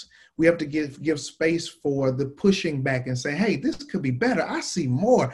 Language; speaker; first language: English; native; English